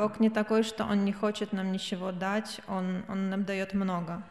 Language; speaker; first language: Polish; non-native, learner; Russian